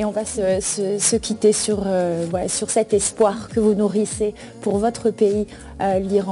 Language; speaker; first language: French; native; French